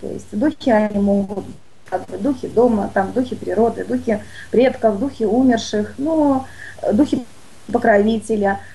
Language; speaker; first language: Russian; native; Russian